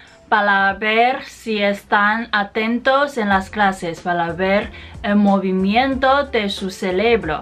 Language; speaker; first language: Spanish; non-native, fluent; Chinese